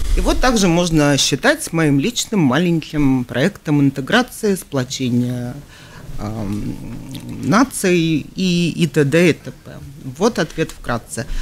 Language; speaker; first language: Russian; native; Russian